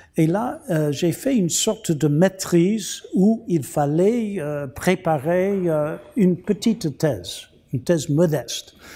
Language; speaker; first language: French; non-native, fluent; English